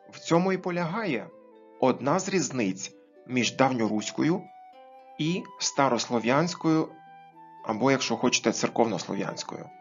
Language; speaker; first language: Ukrainian; native; Ukrainian